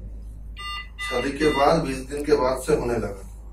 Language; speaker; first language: Hindi; native; Hindi